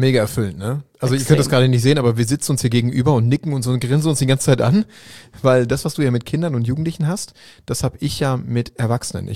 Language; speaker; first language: German; native; German